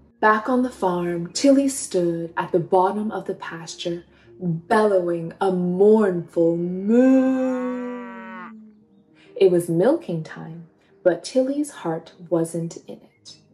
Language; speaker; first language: English; native; English